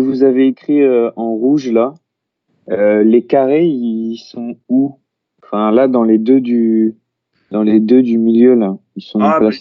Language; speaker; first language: French; native; French